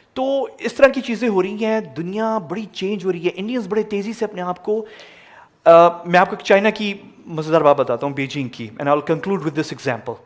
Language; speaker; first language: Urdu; native; Urdu